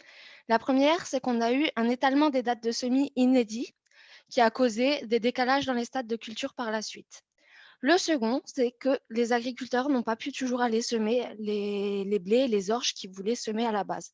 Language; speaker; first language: French; native; French